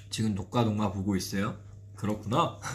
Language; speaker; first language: Korean; non-native, fluent; Chinese